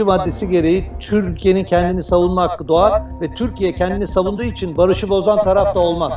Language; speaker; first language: Turkish; native; Turkish